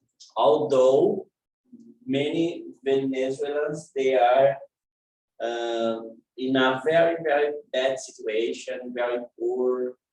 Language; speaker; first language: English; non-native, fluent; Portuguese